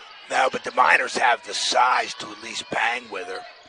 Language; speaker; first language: English; native; English